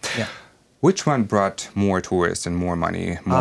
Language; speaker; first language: English; non-native, fluent; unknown